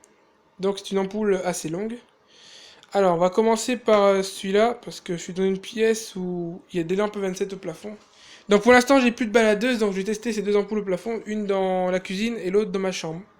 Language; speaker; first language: French; native; French